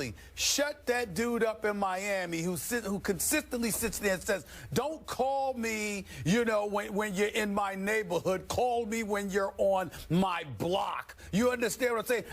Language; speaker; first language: English; native; English